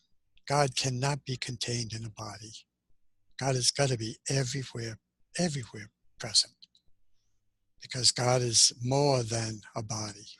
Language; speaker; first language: English; native; English